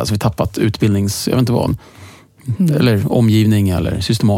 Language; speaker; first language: Swedish; native; Swedish